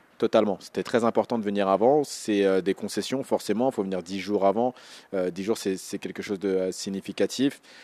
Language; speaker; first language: French; native; French